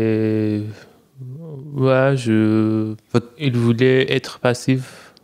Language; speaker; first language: French; non-native, fluent; Persian